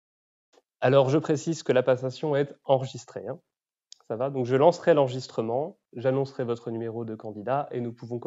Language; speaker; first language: French; native; French